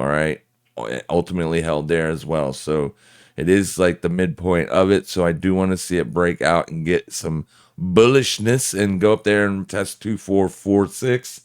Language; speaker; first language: English; native; English